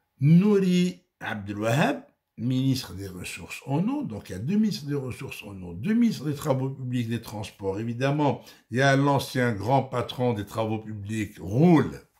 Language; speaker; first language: French; non-native, local second language; Arabic